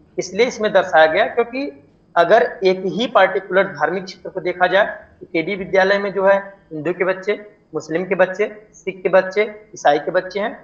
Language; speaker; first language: Hindi; native; Hindi